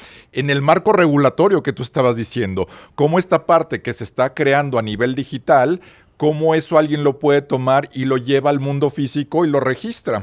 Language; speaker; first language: Spanish; native; Spanish